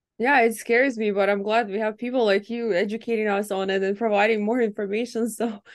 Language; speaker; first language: English; non-native, fluent; Ukrainian